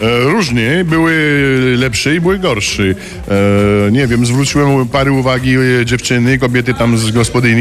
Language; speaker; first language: Polish; non-native, fluent; French